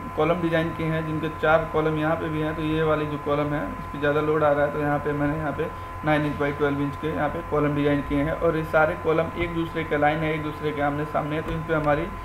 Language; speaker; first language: Hindi; native; Hindi